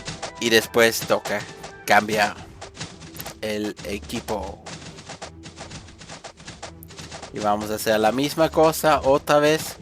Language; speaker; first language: Spanish; non-native, fluent; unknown